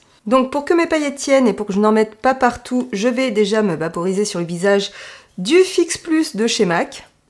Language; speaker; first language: French; native; French